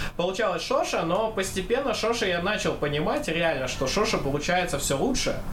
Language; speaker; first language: Russian; non-native, local second language; Kazakh